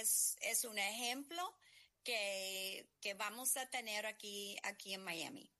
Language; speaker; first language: Spanish; non-native, learner; English